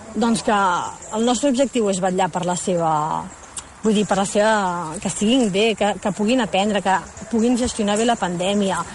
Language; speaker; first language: Catalan; native; Catalan